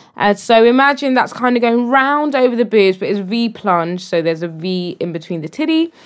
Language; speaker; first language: English; native; English